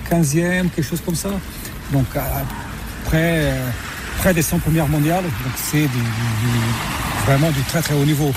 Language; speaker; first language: French; non-native, fluent; Portuguese